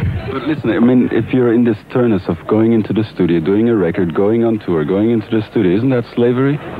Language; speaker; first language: English; non-native, fluent; German